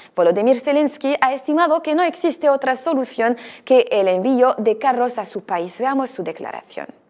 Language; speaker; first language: Spanish; non-native, fluent; Arabic